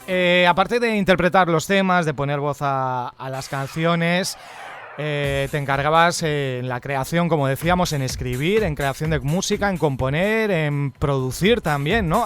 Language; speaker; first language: Spanish; native; Spanish